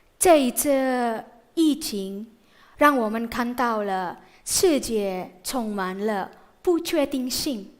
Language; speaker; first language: Chinese; non-native, fluent; Indonesian